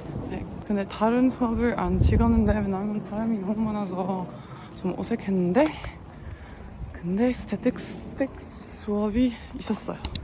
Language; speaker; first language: Korean; non-native, learner; Dutch